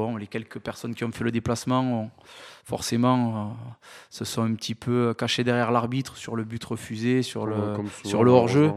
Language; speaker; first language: French; native; French